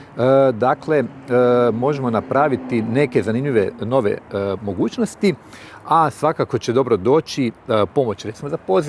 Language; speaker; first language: Croatian; native; Croatian